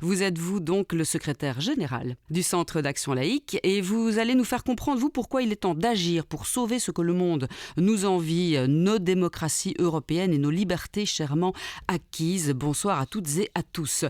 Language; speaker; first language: French; native; French